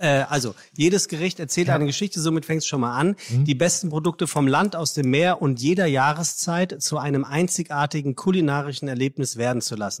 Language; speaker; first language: German; native; German